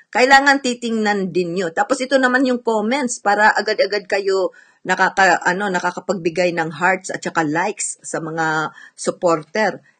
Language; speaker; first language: Filipino; non-native, local second language; Cebuano